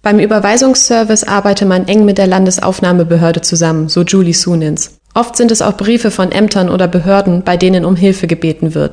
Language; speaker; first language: German; native; German